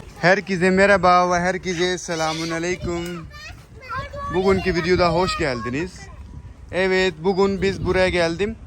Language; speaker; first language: Turkish; non-native, learner; Urdu